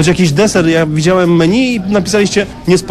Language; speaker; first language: Polish; native; Polish